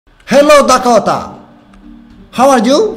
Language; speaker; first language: English; non-native, learner; Italian